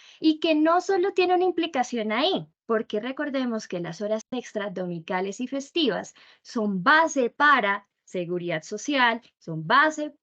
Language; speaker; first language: Spanish; native; Spanish